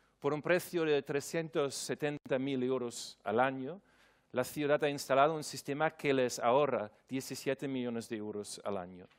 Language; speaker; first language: Spanish; non-native, fluent; German